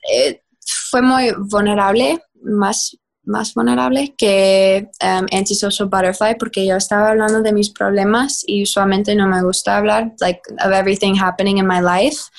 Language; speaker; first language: Spanish; non-native, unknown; English